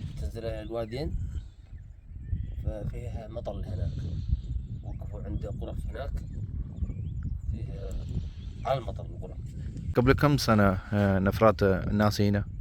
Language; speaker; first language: Arabic; non-native, learner; Malayalam